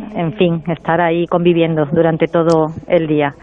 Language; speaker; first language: Spanish; native; Spanish